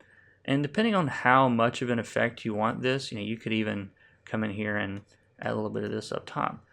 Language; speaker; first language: English; native; English